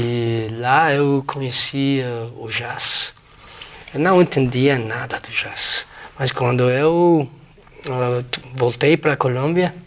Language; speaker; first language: Portuguese; non-native, fluent; Spanish